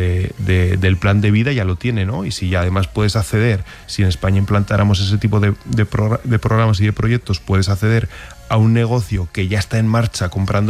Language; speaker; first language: Spanish; native; Spanish